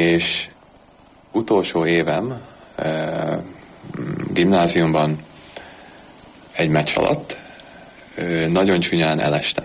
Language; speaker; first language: Hungarian; early bilingual, heritage; Hungarian